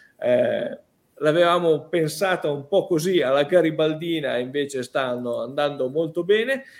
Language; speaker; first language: Italian; native; Italian